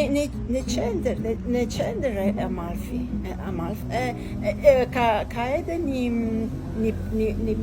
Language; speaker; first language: Albanian; non-native, learner; Italian